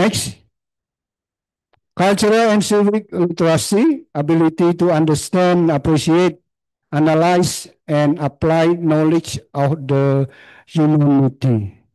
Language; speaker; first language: English; non-native, learner; Khmer